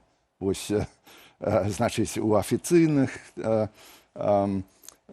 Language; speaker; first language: Belarusian; non-native, fluent; English